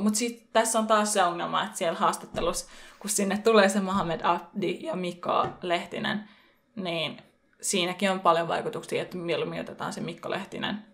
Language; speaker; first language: Finnish; early bilingual, other home language; Persian